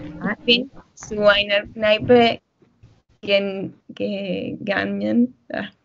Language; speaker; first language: German; non-native, learner; Spanish